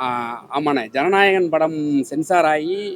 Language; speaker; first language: Tamil; native; Tamil